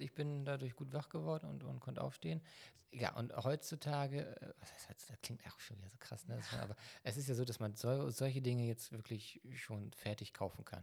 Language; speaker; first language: German; native; German